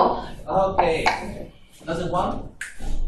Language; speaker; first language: English; non-native, learner; Arabic